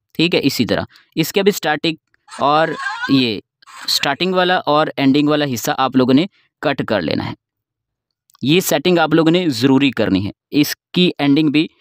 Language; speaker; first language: Urdu; non-native, local second language; Sindhi